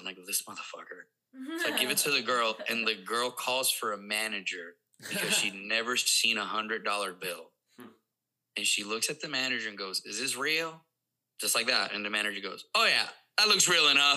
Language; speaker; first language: English; non-native, fluent; Spanish